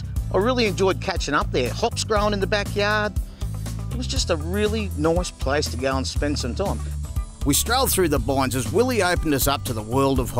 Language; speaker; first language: English; native; English